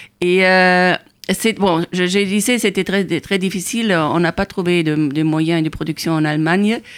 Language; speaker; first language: French; non-native, fluent; German